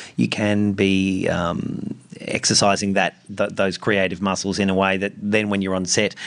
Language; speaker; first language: English; native; English